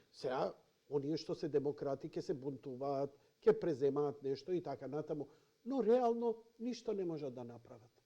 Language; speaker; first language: Macedonian; native; Macedonian